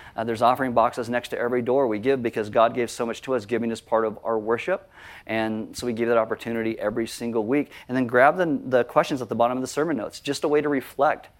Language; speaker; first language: English; native; English